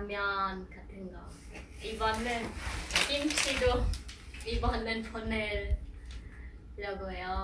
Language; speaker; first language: Korean; non-native, fluent; Khmer